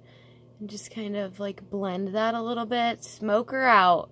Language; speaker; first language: English; native; English